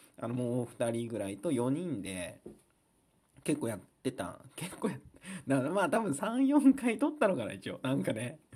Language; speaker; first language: Japanese; native; Japanese